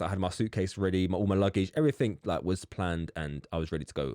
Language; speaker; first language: English; native; English